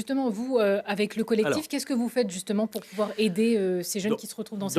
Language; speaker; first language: French; native; French